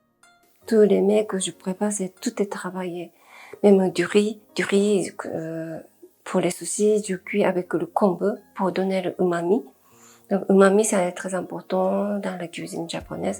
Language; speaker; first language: French; non-native, fluent; Japanese